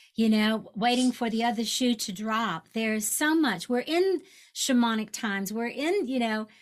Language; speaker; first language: English; native; English